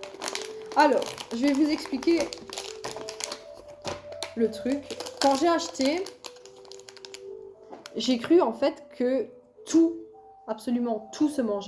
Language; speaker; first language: French; native; French